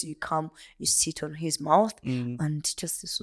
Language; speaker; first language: English; non-native, local second language; Kinyarwanda